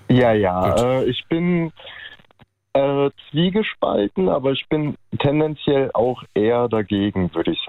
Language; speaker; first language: German; native; German